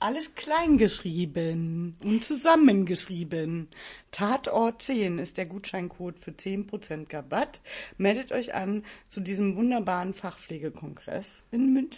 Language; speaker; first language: German; native; German